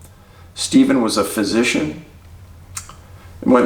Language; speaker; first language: English; native; English